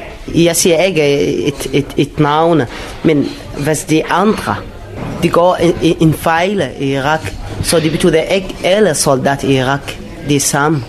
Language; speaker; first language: Danish; non-native, learner; Arabic